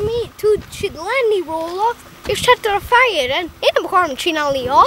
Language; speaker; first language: Hungarian; early bilingual, heritage; Hungarian